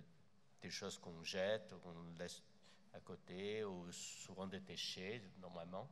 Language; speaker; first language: French; non-native, fluent; Chinese